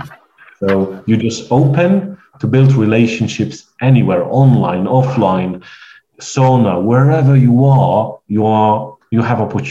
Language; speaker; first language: English; non-native, fluent; Polish